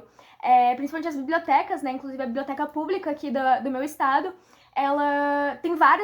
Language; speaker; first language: Portuguese; native; Portuguese